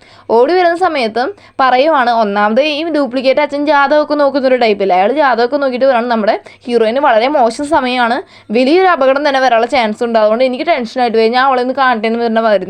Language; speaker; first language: Malayalam; native; Malayalam